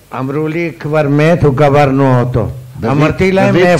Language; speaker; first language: Hebrew; non-native, fluent; Arabic